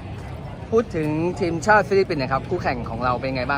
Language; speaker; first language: Thai; native; Thai